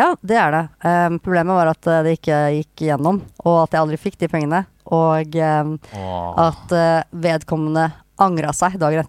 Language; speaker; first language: Norwegian; native; Norwegian